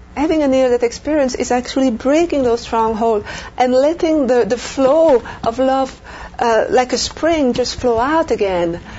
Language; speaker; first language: English; non-native, fluent; French